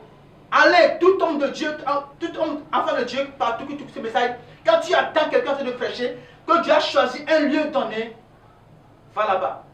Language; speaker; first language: French; non-native, local second language; Ewe